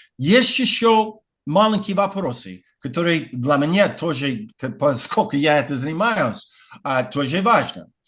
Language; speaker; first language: Russian; non-native, fluent; English